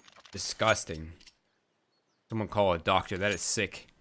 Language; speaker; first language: English; native; English